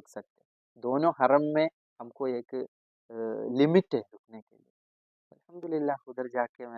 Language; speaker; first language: Hindi; non-native, local second language; Malayalam